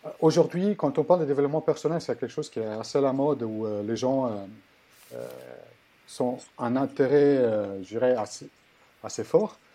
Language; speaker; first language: French; non-native, fluent; Italian